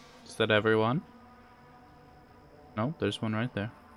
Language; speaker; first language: English; native; English